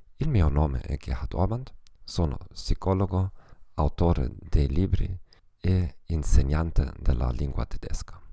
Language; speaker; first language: Italian; non-native, fluent; German